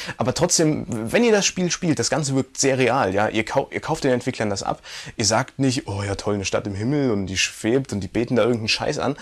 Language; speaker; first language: German; native; German